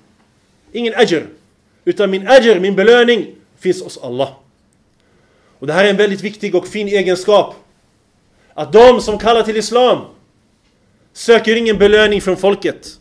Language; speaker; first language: Swedish; non-native, fluent; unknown